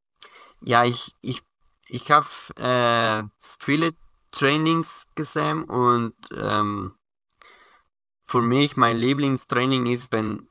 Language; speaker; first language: German; non-native, learner; Spanish